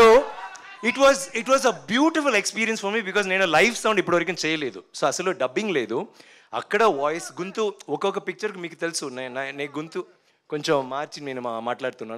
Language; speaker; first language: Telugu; non-native, learner; Tamil